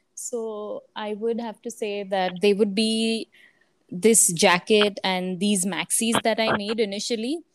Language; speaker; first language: English; non-native, local second language; Gujarati